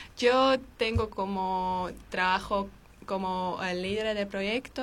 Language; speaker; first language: Spanish; non-native, fluent; Armenian